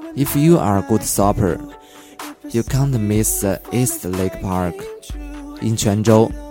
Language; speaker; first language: English; non-native, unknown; Chinese